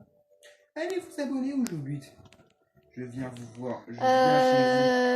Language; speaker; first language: French; native; French